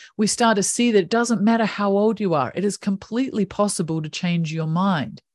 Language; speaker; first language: English; native; English